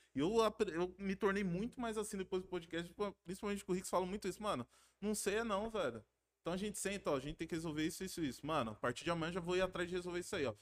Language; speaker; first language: Portuguese; native; Portuguese